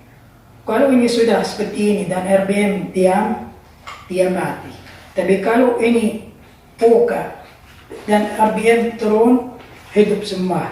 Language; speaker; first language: Indonesian; non-native, learner; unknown